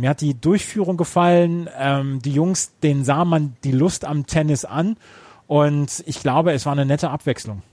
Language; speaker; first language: German; native; German